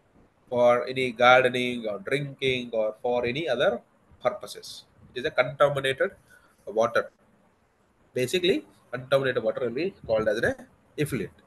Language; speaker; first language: English; non-native, local second language; Telugu